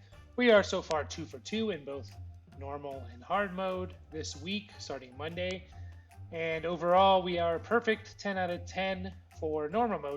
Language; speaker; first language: English; native; English